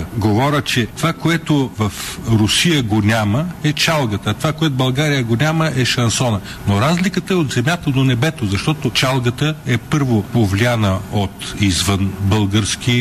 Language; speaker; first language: Bulgarian; native; Bulgarian